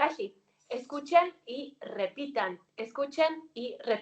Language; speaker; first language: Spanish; non-native, fluent; Welsh